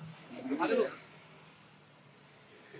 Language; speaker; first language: Indonesian; native; Indonesian